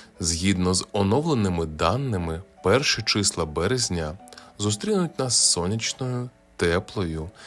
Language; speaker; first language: Ukrainian; native; Ukrainian